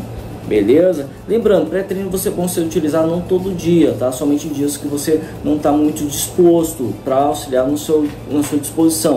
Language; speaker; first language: Portuguese; native; Portuguese